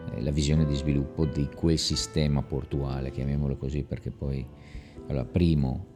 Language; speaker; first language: Italian; native; Italian